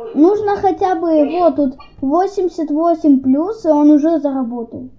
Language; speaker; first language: Russian; native; Russian